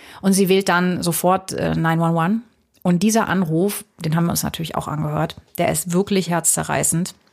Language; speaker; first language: German; native; German